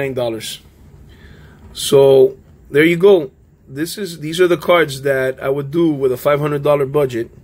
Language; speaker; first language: English; native; English